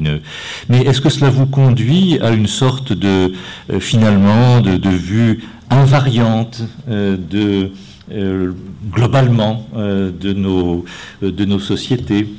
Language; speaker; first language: French; native; French